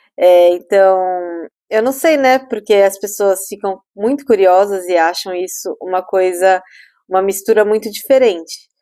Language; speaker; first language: Portuguese; native; Portuguese